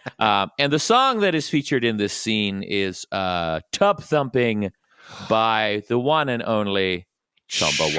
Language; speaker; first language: English; native; English